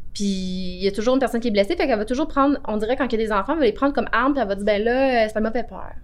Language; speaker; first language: French; native; French